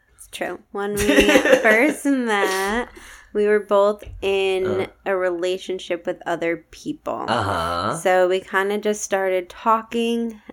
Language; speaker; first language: English; native; English